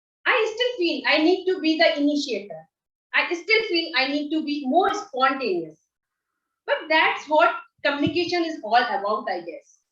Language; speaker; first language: English; non-native, local second language; Hindi